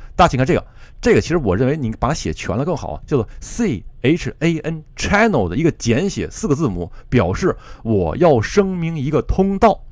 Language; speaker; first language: Chinese; native; Chinese